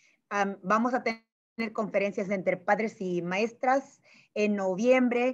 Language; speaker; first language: Spanish; early bilingual, heritage; Spanish